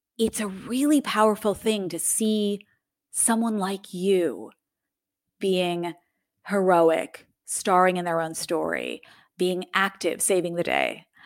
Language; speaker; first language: English; native; English